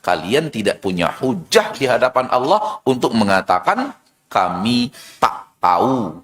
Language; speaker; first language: Indonesian; native; Indonesian